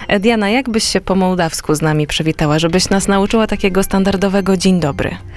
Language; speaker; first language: Polish; native; Polish